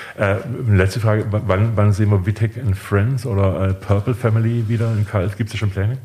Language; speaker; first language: German; native; German